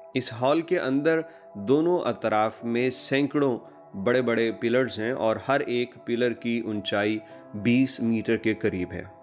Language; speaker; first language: Urdu; non-native, local second language; Punjabi